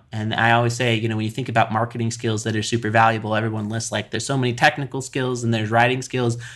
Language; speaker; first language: English; native; English